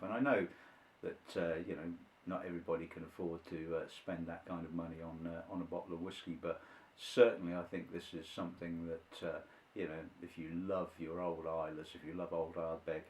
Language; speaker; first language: English; native; English